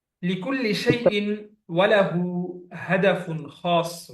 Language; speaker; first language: Arabic; non-native, fluent; Bangla